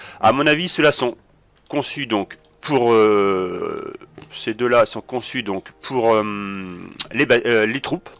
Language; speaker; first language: French; native; French